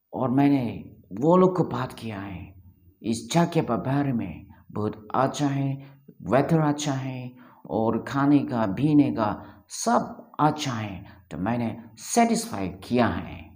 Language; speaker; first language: Hindi; non-native, local second language; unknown